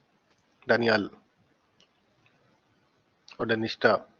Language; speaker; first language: German; non-native, fluent; Hindi